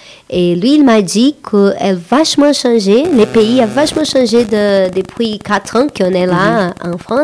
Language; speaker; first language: French; non-native, fluent; Portuguese